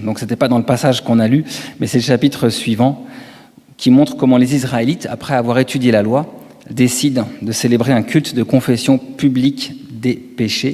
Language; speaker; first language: French; native; French